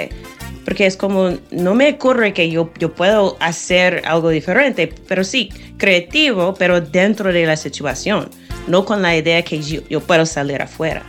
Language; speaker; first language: Spanish; non-native, fluent; English